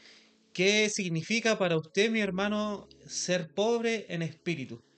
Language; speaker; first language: Spanish; native; Spanish